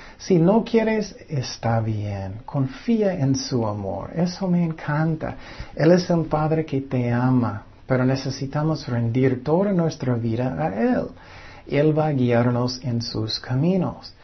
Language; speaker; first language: Spanish; non-native, fluent; English